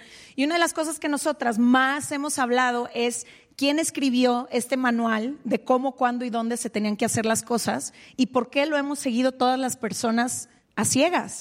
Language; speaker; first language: Spanish; native; Spanish